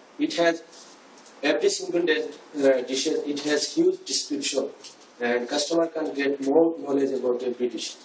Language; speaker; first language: English; non-native, learner; Bangla